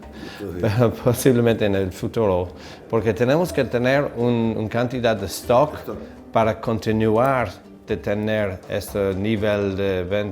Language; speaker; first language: Spanish; non-native, fluent; English